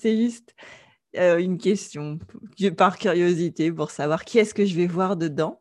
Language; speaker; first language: French; native; French